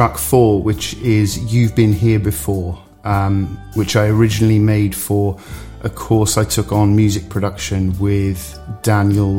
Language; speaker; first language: English; native; English